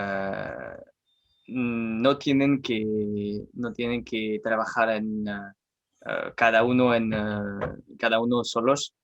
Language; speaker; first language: Spanish; non-native, learner; French